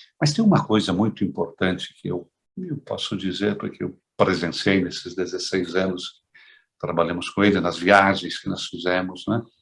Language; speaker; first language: Portuguese; native; Portuguese